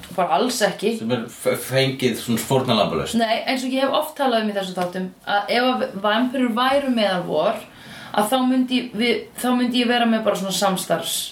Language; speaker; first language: Icelandic; non-native, fluent; Italian